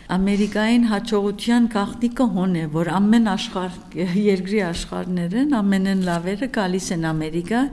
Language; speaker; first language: Armenian; early bilingual, heritage; Arabic